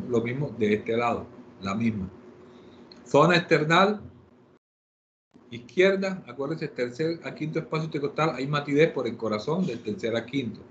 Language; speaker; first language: Spanish; native; Spanish